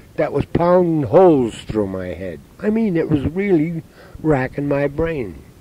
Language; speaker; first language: English; native; English